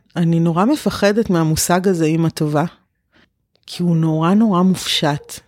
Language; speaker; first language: Hebrew; early bilingual, other home language; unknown